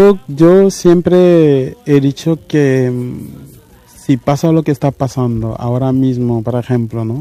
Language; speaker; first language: Spanish; non-native, fluent; Mandingo